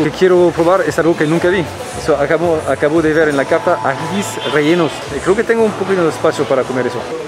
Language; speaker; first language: Spanish; non-native, fluent; French